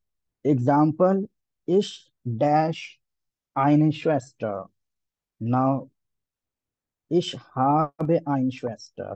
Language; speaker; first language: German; non-native, learner; Hindi